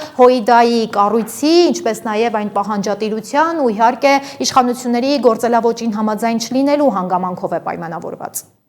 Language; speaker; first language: Armenian; native; Armenian